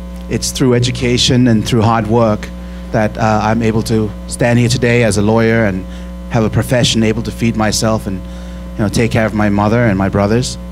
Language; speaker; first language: English; early bilingual, other home language; Thai